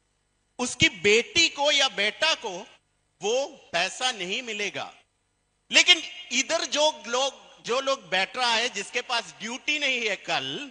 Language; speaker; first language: Hindi; non-native, fluent; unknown